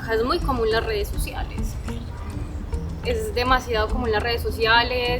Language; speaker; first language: Spanish; native; Spanish